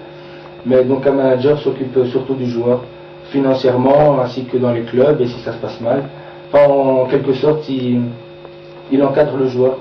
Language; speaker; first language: French; native; French